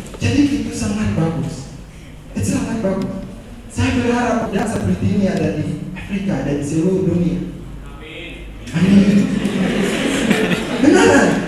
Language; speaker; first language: Indonesian; non-native, fluent; Ganda